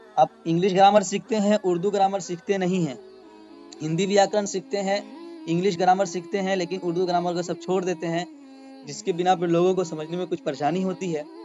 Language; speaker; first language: Urdu; native; Urdu